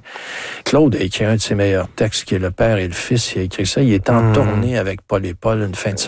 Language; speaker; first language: French; native; French